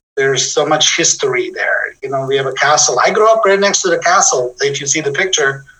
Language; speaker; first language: English; non-native, fluent; Bosnian